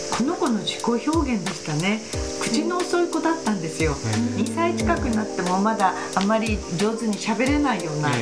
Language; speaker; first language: Japanese; native; Japanese